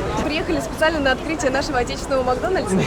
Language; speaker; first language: Russian; native; Russian